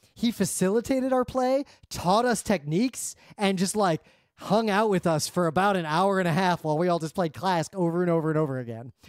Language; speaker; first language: English; native; English